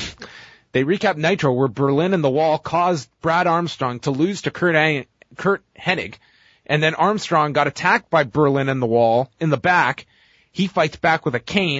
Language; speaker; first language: English; native; English